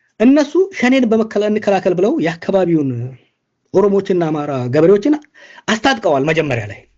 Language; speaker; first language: Amharic; non-native, local second language; Oromo